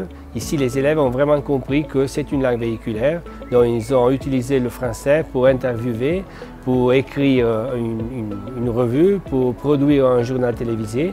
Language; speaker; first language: French; non-native, fluent; Italian